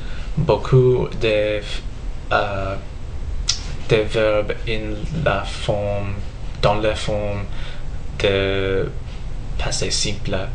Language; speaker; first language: French; non-native, learner; English